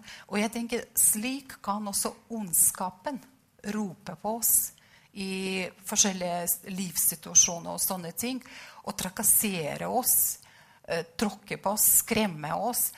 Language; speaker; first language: Norwegian; non-native, fluent; Russian